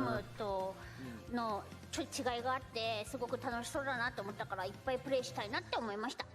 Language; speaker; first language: Japanese; native; Japanese